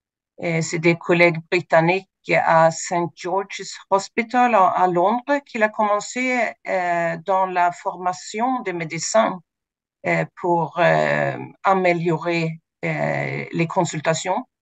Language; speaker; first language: French; non-native, fluent; Swedish